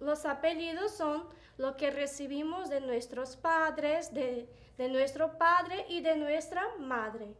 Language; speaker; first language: Spanish; non-native, fluent; Portuguese